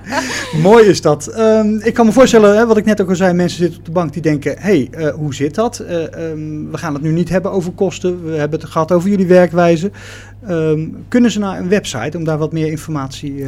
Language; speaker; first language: Dutch; native; Dutch